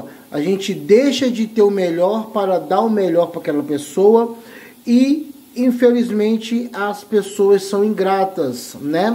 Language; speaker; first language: Portuguese; native; Portuguese